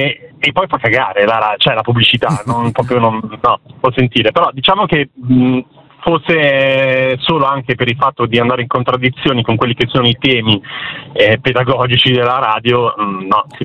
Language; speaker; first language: Italian; native; Italian